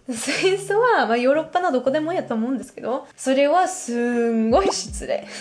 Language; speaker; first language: Japanese; non-native, fluent; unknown